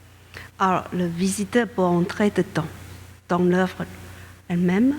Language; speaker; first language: French; non-native, fluent; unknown